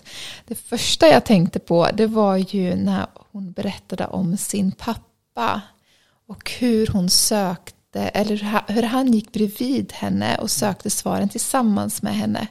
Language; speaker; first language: Swedish; native; Swedish